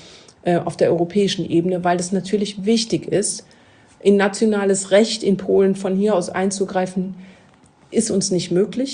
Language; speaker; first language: German; native; German